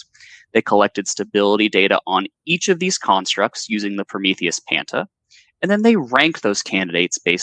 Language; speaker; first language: English; native; English